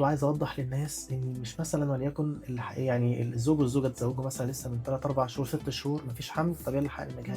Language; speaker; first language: Arabic; native; Arabic